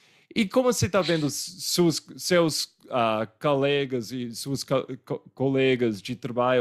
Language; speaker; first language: Portuguese; non-native, fluent; English